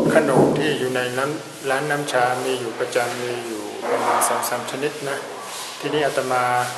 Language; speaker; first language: Thai; non-native, fluent; Burmese